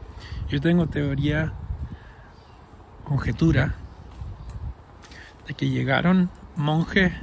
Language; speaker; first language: Spanish; early bilingual, heritage; English